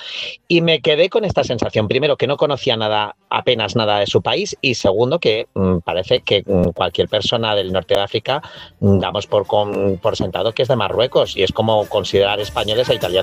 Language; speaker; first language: Spanish; native; Spanish